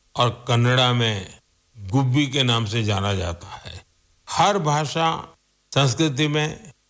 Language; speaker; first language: Hindi; non-native, local second language; Gujarati